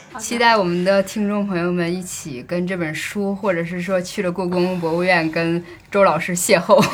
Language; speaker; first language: Chinese; native; Chinese